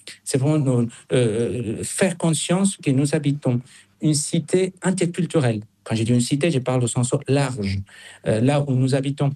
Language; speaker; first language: French; non-native, fluent; Spanish